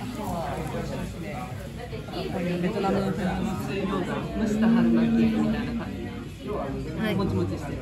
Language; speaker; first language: Japanese; early bilingual, other home language; Vietnamese